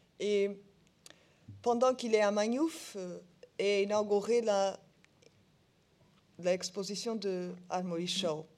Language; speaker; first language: French; non-native, learner; Portuguese